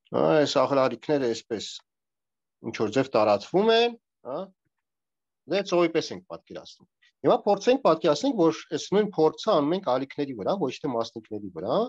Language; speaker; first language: Armenian; native; Armenian